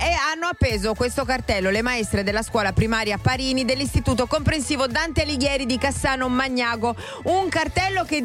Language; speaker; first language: Italian; native; Italian